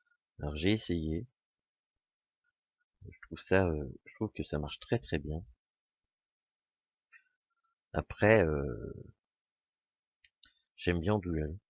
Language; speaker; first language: French; native; French